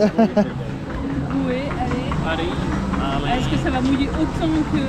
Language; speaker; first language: French; native; French